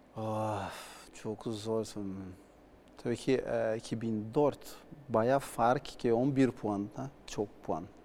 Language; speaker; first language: Turkish; non-native, learner; Portuguese